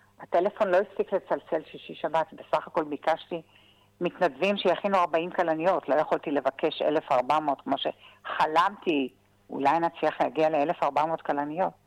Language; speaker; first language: Hebrew; native; Hebrew